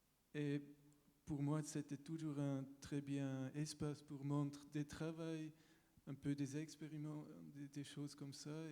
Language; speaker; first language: French; non-native, local second language; German